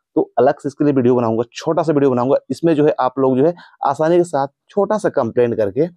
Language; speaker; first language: Hindi; native; Hindi